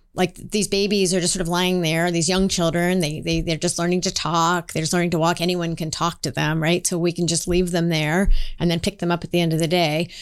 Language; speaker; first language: English; native; English